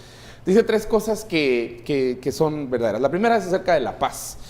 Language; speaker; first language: Spanish; native; Spanish